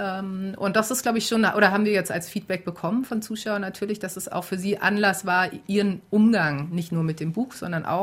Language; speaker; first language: German; native; German